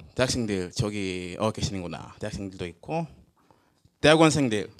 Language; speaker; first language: Korean; non-native, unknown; Swahili